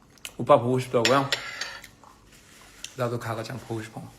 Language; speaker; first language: Korean; early bilingual, heritage; English